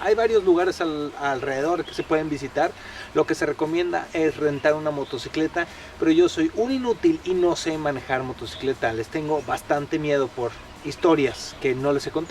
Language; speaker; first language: Spanish; native; Spanish